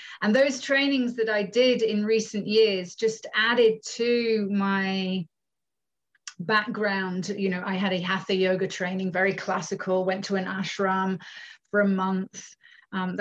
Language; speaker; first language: English; native; English